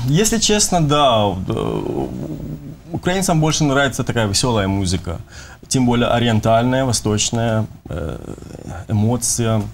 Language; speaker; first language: Russian; non-native, fluent; Persian